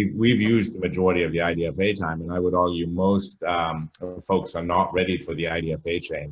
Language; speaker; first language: English; native; English